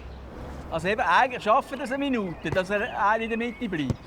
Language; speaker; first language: German; native; German